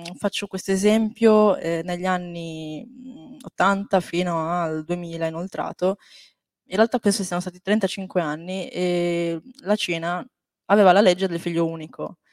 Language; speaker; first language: Italian; early bilingual, other home language; Chinese